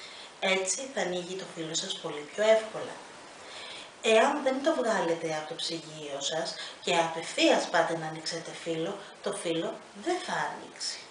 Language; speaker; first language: Greek; native; Greek